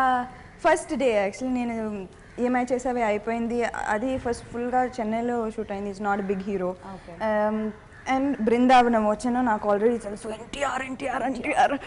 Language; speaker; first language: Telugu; non-native, fluent; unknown